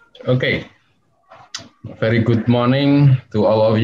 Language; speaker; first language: English; non-native, fluent; Javanese